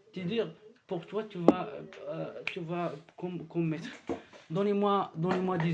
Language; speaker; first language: French; non-native, learner; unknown